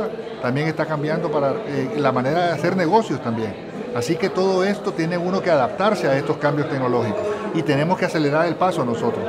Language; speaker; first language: Spanish; native; Spanish